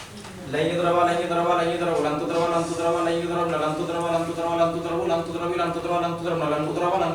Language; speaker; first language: Arabic; non-native, learner; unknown